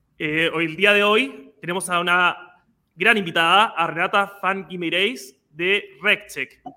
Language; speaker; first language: Spanish; native; Spanish